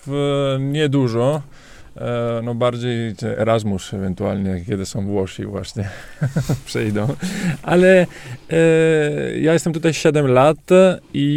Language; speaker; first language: Polish; non-native, learner; Italian